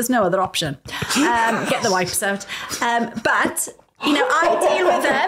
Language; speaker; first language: English; native; English